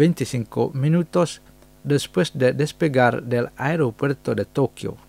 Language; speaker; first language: Spanish; non-native, fluent; Indonesian